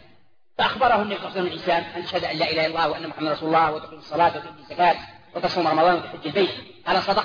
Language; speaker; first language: Arabic; native; Arabic